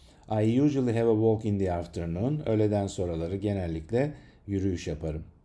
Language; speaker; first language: English; non-native, fluent; Turkish